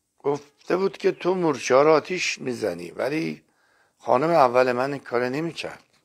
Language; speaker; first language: Persian; non-native, local second language; Azerbaijani